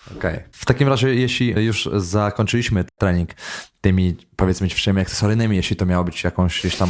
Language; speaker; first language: Polish; native; Polish